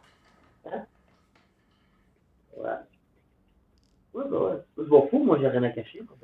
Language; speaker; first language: French; native; French